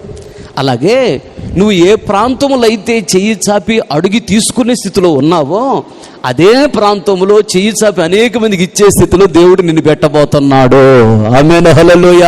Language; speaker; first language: Telugu; native; Telugu